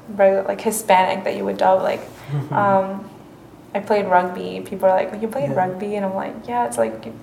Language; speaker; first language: English; early bilingual, other home language; Spanish